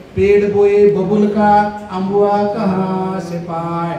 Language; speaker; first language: Hindi; non-native, local second language; Marathi